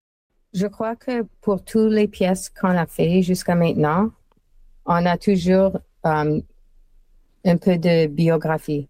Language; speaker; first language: French; non-native, learner; English